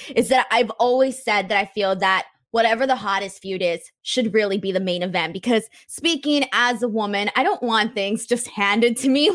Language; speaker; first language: English; native; English